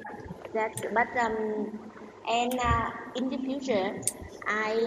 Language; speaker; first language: English; non-native, learner; Vietnamese